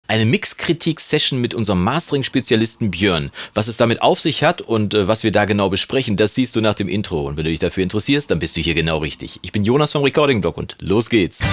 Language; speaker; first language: German; native; German